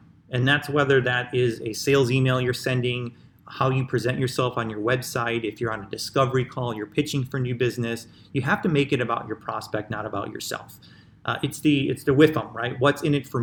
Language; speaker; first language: English; native; English